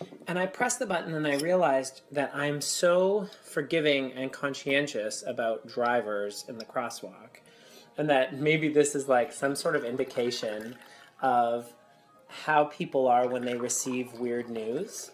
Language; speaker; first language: English; native; English